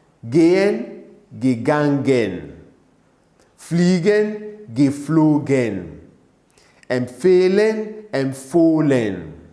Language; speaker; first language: German; non-native, fluent; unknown